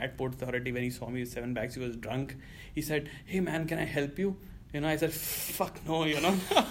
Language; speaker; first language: English; non-native, local second language; Hindi